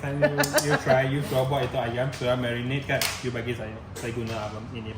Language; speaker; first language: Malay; non-native, local second language; Chinese